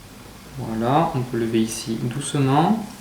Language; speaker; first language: French; native; French